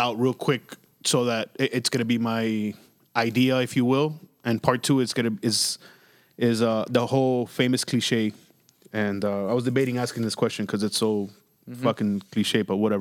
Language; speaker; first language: English; non-native, fluent; Spanish